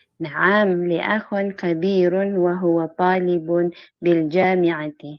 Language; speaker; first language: Arabic; non-native, learner; Filipino